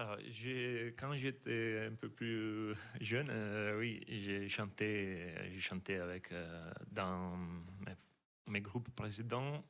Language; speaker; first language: French; non-native, fluent; Italian